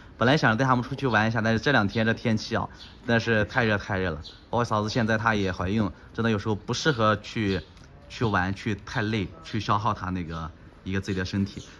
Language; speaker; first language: Chinese; native; Chinese